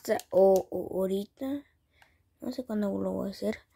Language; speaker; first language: Spanish; early bilingual, heritage; Spanish